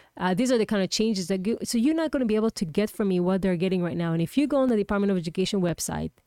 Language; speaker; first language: English; non-native, fluent; Hebrew